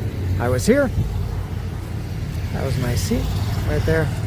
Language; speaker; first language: English; native; English